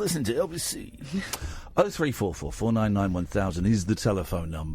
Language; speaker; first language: English; native; English